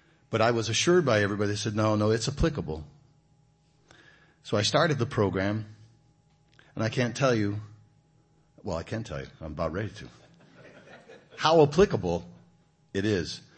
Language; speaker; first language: English; native; English